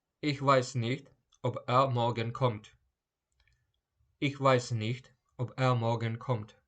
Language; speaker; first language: German; non-native, fluent; Ukrainian